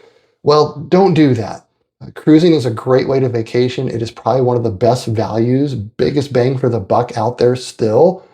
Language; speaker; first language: English; native; English